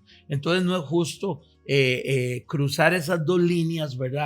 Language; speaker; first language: Spanish; native; Spanish